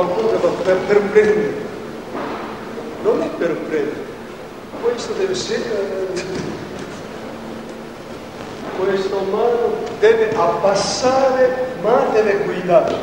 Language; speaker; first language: Italian; non-native, learner; Japanese